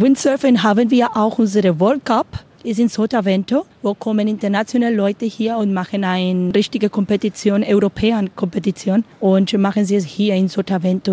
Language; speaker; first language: German; non-native, learner; Spanish